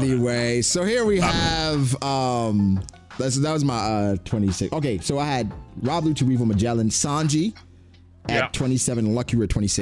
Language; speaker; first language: English; native; English